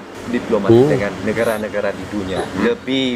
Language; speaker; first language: Indonesian; non-native, fluent; Vietnamese